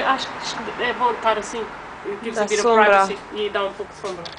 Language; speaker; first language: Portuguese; native; Portuguese